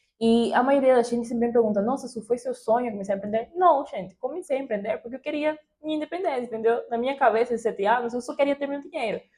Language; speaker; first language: Portuguese; non-native, fluent; Spanish